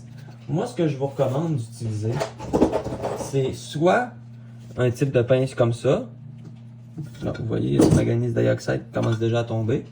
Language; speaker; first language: French; native; French